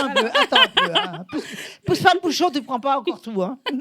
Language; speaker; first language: French; native; French